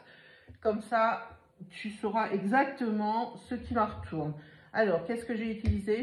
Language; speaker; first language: French; native; French